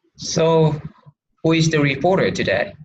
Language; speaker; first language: English; non-native, fluent; Vietnamese